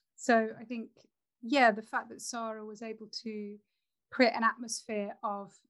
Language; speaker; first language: English; native; English